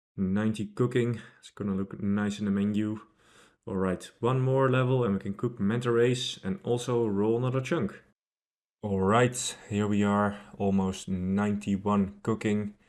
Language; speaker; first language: English; non-native, fluent; Dutch